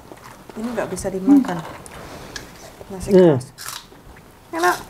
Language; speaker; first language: Indonesian; non-native, fluent; German